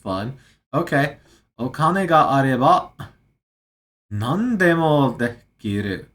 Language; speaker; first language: Japanese; non-native, learner; English